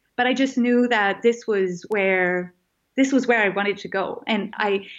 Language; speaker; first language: English; non-native, fluent; French